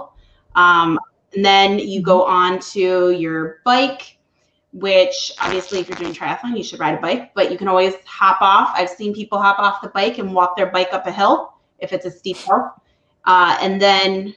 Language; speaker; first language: English; native; English